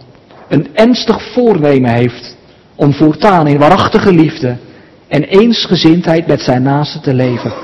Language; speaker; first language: Dutch; native; Dutch